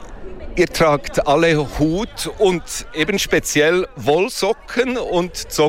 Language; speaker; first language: German; native; German